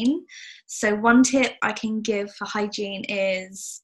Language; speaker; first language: English; native; English